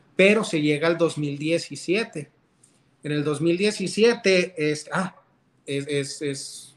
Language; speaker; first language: Spanish; early bilingual, heritage; Spanish